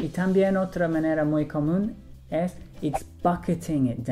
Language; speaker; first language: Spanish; non-native, fluent; English